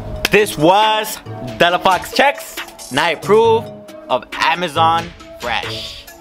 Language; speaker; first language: English; early bilingual, other home language; Spanish